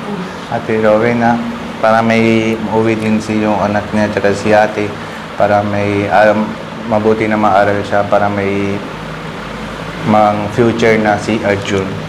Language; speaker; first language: Filipino; non-native, learner; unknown